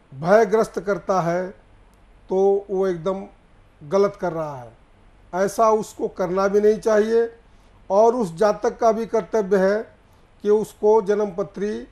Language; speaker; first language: Hindi; native; Hindi